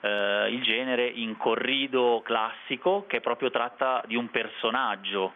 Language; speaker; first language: Italian; native; Italian